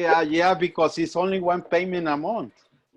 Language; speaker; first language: English; non-native, learner; Spanish